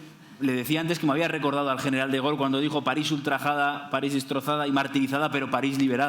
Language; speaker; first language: Spanish; native; Spanish